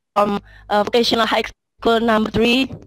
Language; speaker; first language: English; non-native, learner; Indonesian